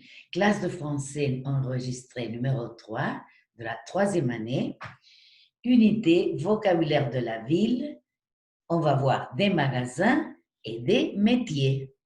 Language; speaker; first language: French; non-native, fluent; Spanish